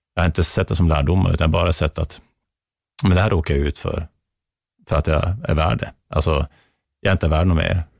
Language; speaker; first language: Swedish; native; Swedish